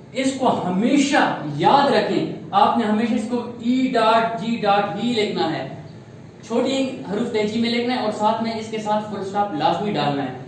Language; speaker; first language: Urdu; native; Urdu